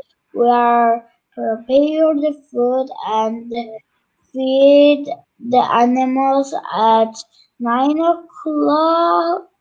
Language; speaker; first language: English; non-native, learner; Turkish